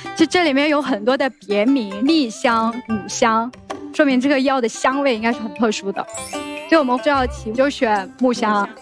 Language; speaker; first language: Chinese; non-native, local second language; Uyghur